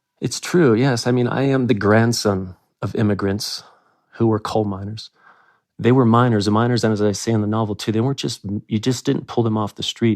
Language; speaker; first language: English; native; English